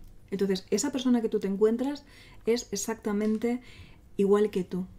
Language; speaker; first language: Spanish; native; Spanish